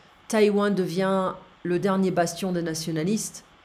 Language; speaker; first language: French; native; French